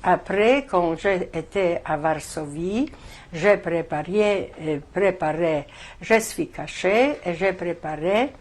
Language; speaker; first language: French; non-native, learner; Polish